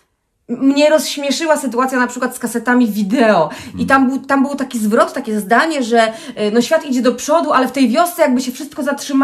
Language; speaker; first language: Polish; native; Polish